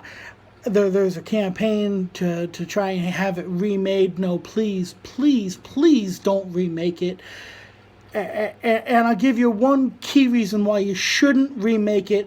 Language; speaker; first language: English; native; English